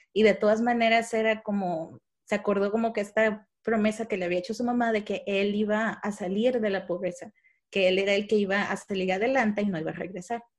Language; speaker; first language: Spanish; native; Spanish